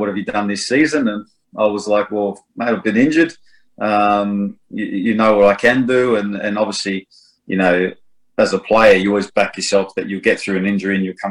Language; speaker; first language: English; native; English